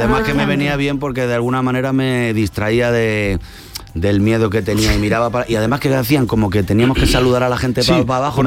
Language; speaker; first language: Spanish; native; Spanish